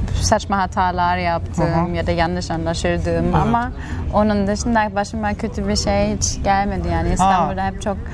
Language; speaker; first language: Turkish; non-native, fluent; German